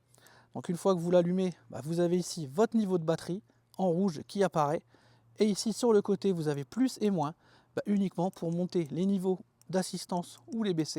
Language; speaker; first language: French; native; French